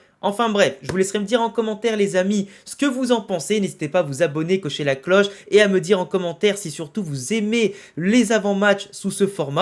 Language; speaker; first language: French; native; French